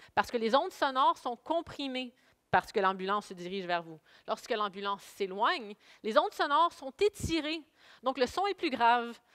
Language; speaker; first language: French; native; French